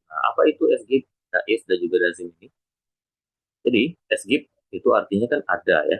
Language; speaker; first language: Indonesian; native; Indonesian